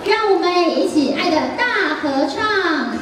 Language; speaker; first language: Chinese; native; Chinese